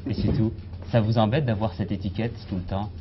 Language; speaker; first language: French; native; French